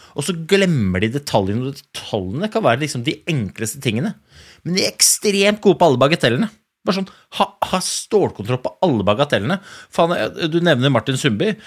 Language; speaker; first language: Norwegian; native; Norwegian